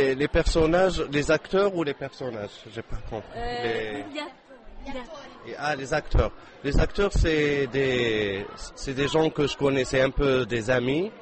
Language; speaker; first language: French; non-native, local second language; Arabic